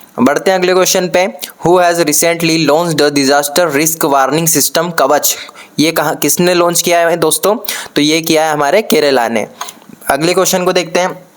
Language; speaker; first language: Hindi; native; Hindi